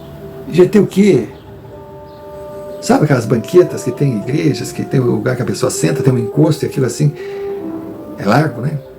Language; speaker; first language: Portuguese; native; Portuguese